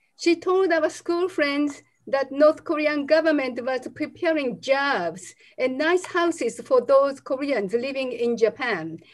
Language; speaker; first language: English; non-native, fluent; Japanese